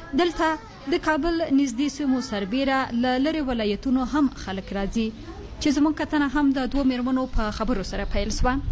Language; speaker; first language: Pashto; native; Pashto